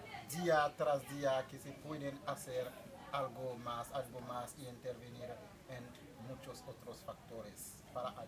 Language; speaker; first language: Spanish; non-native, fluent; Haitian Creole